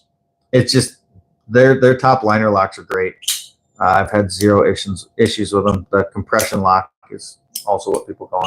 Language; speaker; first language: English; native; English